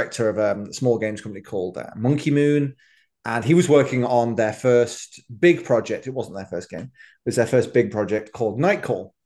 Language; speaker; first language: English; native; English